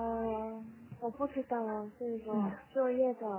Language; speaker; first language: Chinese; non-native, learner; Korean